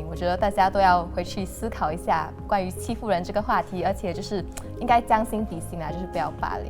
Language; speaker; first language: Chinese; native; Chinese